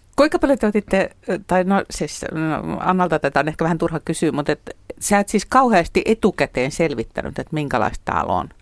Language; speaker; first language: Finnish; native; Finnish